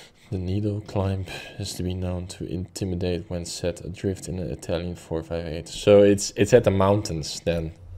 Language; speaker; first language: English; non-native, fluent; Dutch